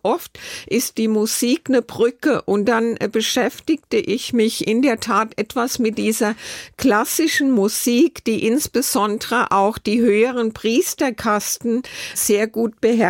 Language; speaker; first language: German; native; German